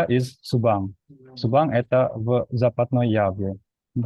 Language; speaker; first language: Russian; non-native, fluent; Indonesian